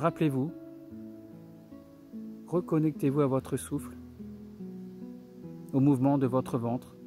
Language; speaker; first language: French; native; French